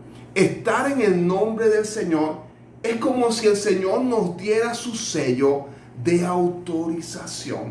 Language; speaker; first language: Spanish; native; Spanish